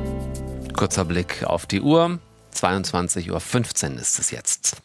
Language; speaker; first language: German; native; German